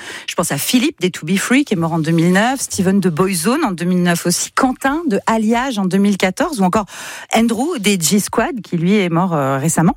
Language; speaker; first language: French; native; French